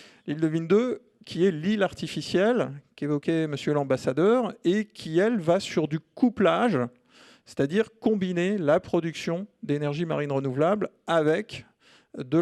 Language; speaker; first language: French; native; French